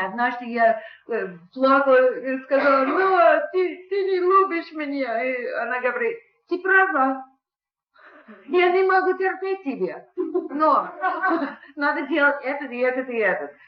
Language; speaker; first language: Russian; non-native, fluent; English